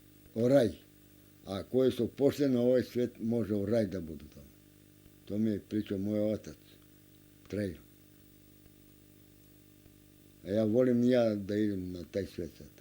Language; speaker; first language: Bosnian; non-native, local second language; Romanian